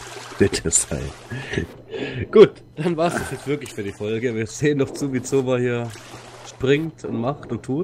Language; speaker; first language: German; native; German